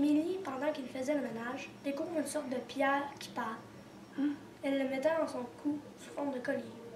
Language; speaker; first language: French; native; French